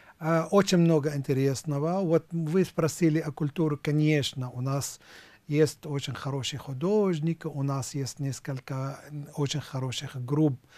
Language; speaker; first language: Russian; non-native, fluent; Arabic